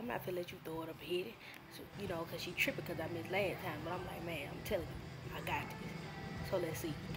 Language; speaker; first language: English; native; English